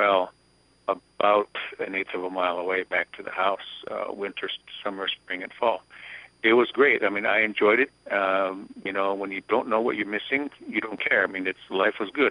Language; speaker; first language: English; early bilingual, other home language; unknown